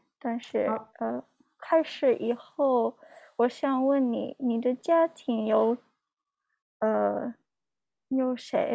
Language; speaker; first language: Chinese; non-native, learner; English